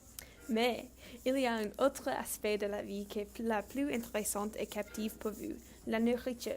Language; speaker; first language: French; non-native, learner; English